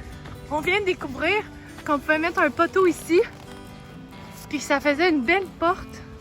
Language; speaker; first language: French; native; French